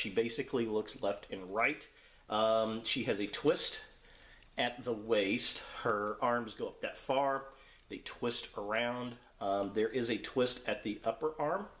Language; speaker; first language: English; native; English